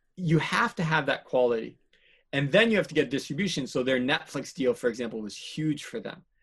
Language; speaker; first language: English; native; English